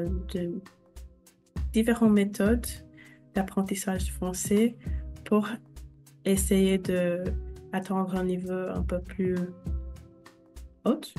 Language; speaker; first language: French; non-native, fluent; English